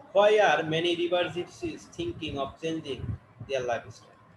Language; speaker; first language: English; non-native, local second language; Bangla